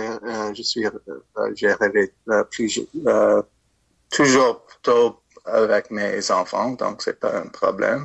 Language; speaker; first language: French; non-native, fluent; English